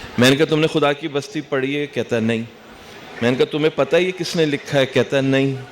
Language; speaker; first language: Urdu; native; Urdu